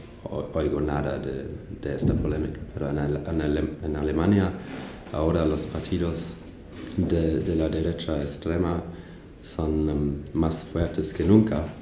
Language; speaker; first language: Spanish; non-native, fluent; German